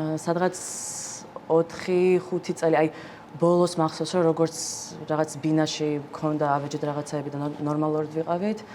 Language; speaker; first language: Georgian; early bilingual, other home language; Russian